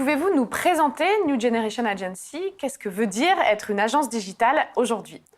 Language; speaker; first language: French; native; French